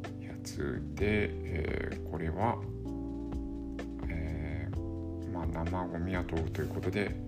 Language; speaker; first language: Japanese; native; Japanese